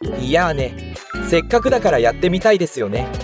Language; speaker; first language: Japanese; native; Japanese